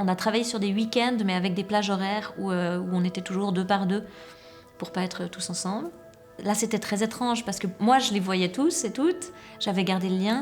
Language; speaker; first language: French; native; French